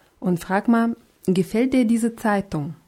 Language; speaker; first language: German; non-native, fluent; Russian